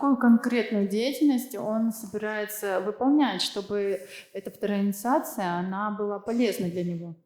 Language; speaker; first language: Russian; native; Russian